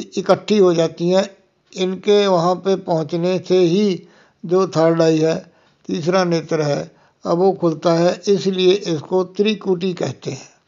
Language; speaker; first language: Hindi; non-native, local second language; Punjabi